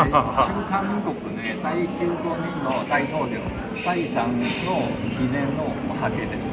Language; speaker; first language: Japanese; non-native, fluent; Chinese